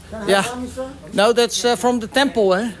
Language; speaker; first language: English; non-native, learner; Dutch